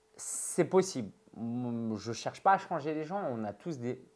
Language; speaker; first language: French; early bilingual, other home language; Chinese